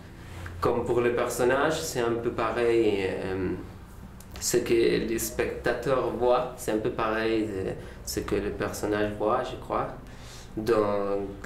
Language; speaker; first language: French; non-native, learner; Spanish